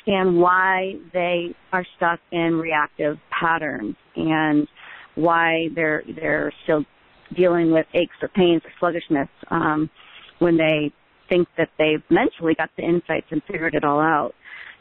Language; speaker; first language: English; native; English